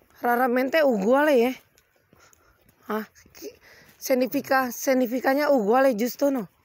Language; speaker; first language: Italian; non-native, learner; Indonesian